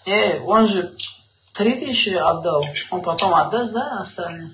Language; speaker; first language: Russian; non-native, local second language; Uzbek